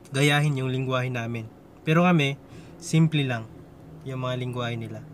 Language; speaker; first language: Filipino; non-native, local second language; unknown